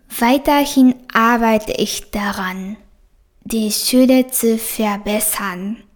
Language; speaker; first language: German; non-native, fluent; Japanese